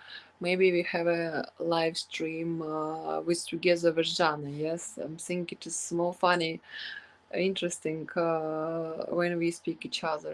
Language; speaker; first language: English; non-native, learner; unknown